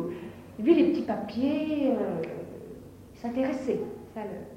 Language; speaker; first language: French; native; French